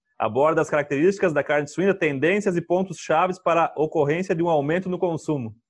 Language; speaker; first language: Portuguese; native; Portuguese